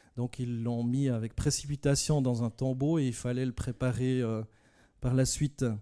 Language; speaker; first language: French; native; French